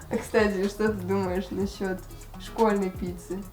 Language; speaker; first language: Russian; native; Russian